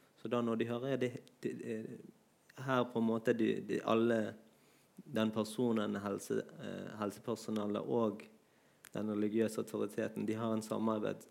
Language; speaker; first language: Norwegian; non-native, fluent; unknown